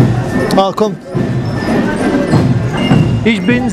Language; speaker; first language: German; non-native, learner; French